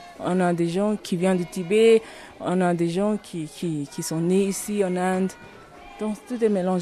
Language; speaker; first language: French; non-native, learner; Tibetan